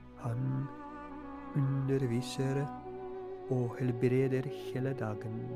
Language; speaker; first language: Norwegian; non-native, fluent; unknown